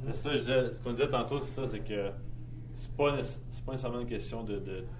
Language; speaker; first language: French; native; French